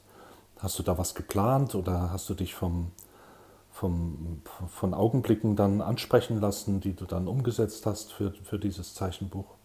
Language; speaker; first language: German; native; German